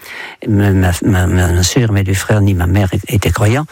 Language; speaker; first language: French; non-native, fluent; Dutch